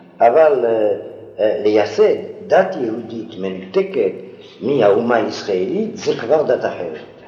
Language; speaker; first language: Hebrew; non-native, fluent; French